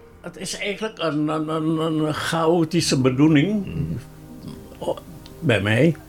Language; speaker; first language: Dutch; non-native, local second language; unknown